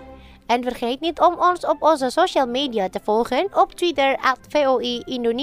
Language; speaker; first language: Dutch; non-native, fluent; Indonesian